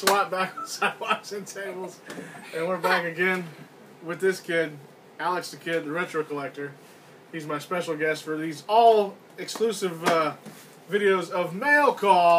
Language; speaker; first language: English; native; English